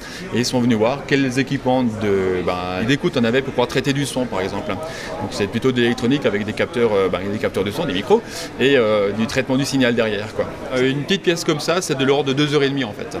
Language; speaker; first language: French; native; French